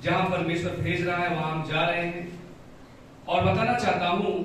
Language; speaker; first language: Hindi; non-native, local second language; Marathi